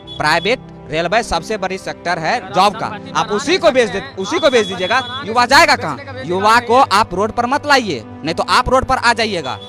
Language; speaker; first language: Hindi; native; Hindi